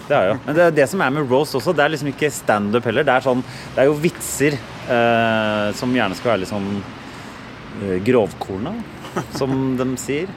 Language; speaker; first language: Norwegian; native; Norwegian